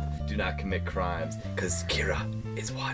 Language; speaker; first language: English; native; English